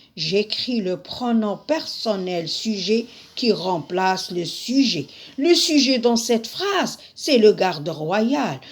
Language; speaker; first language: French; non-native, local second language; Arabic